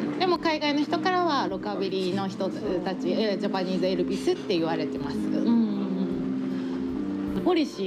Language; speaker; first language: Japanese; native; Japanese